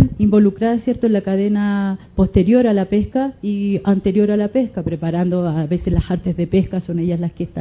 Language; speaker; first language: Spanish; native; Spanish